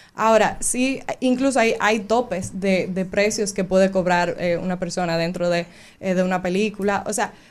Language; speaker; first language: Spanish; native; Spanish